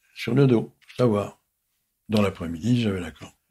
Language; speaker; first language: French; native; French